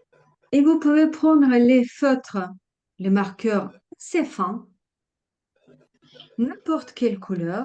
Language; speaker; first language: French; non-native, fluent; Russian